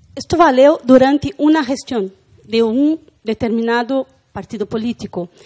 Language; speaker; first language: Spanish; non-native, learner; Portuguese